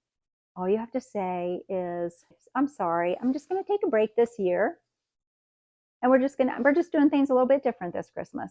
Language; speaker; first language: English; native; English